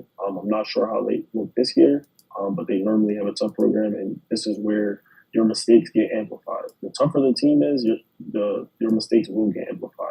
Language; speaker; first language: English; native; English